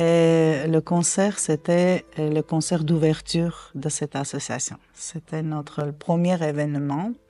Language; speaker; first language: French; non-native, fluent; Armenian